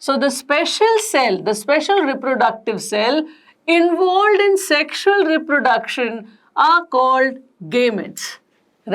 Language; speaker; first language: English; non-native, local second language; Hindi